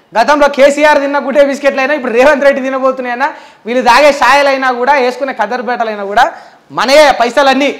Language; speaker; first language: Telugu; native; Telugu